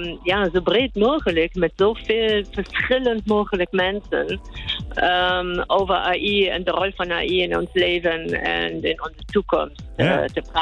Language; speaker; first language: Dutch; non-native, fluent; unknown